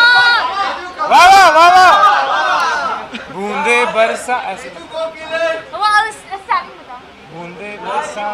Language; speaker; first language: Hindi; native; Hindi